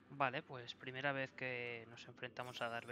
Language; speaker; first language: Spanish; native; Spanish